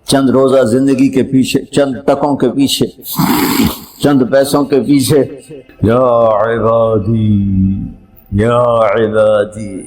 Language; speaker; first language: Urdu; non-native, local second language; Punjabi